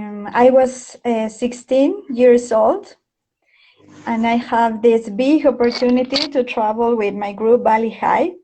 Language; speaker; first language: English; non-native, fluent; Spanish